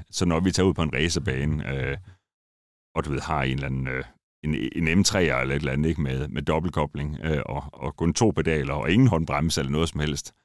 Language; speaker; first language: Danish; native; Danish